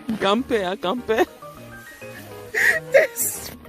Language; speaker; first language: Korean; non-native, learner; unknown